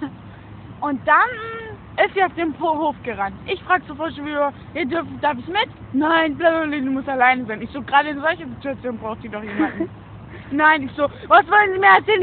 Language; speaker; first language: German; early bilingual, other home language; Turkish